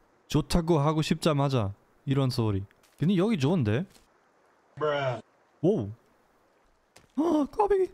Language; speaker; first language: Korean; non-native, learner; German